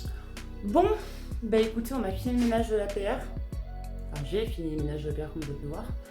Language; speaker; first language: French; native; French